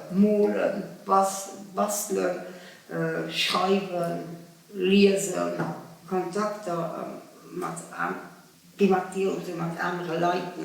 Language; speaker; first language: German; non-native, local second language; Luxembourgish